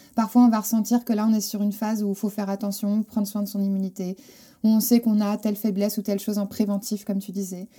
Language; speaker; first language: French; non-native, fluent; Spanish